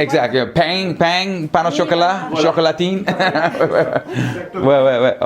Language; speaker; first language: French; non-native, learner; English